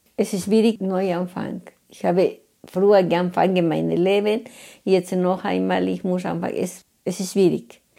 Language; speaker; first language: German; non-native, learner; Spanish